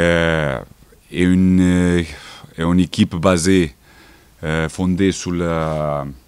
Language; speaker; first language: French; non-native, learner; Portuguese